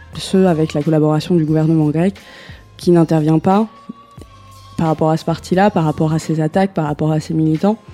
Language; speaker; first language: French; native; French